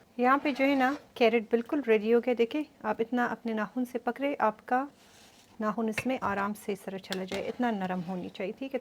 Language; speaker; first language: Urdu; native; Urdu